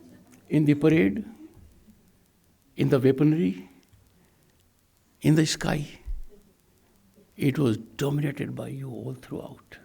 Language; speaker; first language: English; non-native, local second language; Hindi